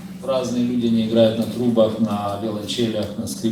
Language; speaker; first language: Russian; native; Russian